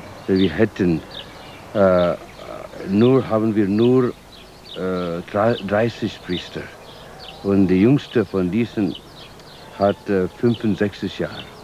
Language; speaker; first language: German; non-native, learner; Albanian